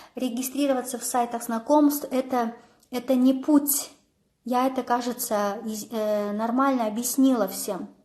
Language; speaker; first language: Russian; non-native, local second language; Kazakh